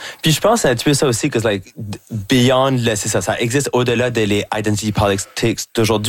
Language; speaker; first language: French; native; French